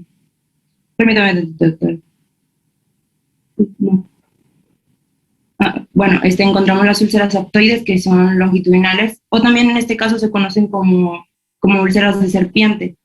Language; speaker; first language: Spanish; native; Spanish